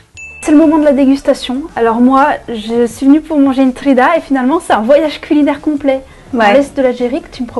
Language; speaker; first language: French; native; French